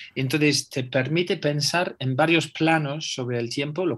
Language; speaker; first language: Spanish; non-native, fluent; English